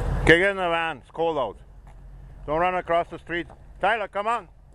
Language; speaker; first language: English; non-native, fluent; German